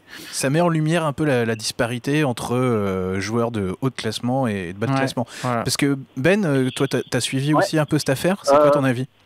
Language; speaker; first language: French; native; French